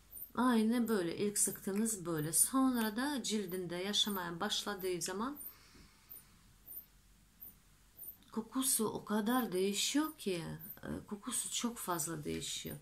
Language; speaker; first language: Turkish; non-native, fluent; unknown